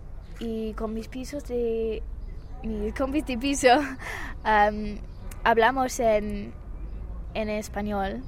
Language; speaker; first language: Spanish; non-native, fluent; English